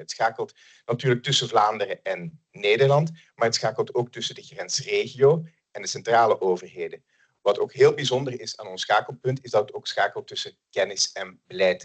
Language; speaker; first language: Dutch; native; Dutch